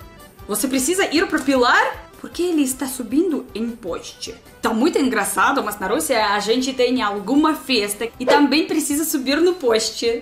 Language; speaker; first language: Portuguese; non-native, learner; Russian